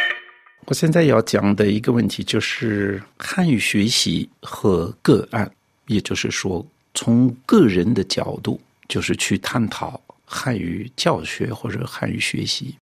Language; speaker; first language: Chinese; non-native, fluent; French